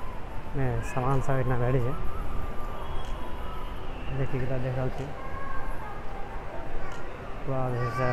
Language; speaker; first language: Hindi; non-native, local second language; Maithili